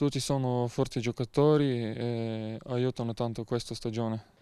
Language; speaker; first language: Italian; non-native, learner; Bulgarian